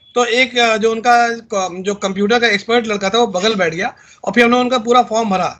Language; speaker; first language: Hindi; native; Hindi